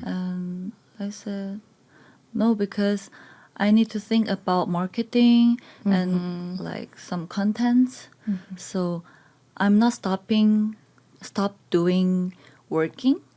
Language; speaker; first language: English; non-native, learner; Korean